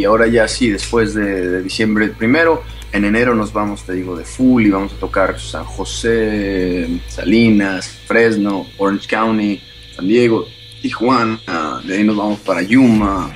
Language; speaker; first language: Spanish; early bilingual, other home language; English